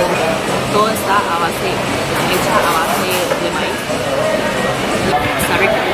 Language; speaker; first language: Spanish; early bilingual, other home language; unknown